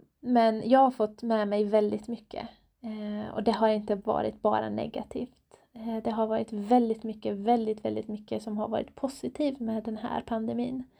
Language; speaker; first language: Swedish; non-native, fluent; Persian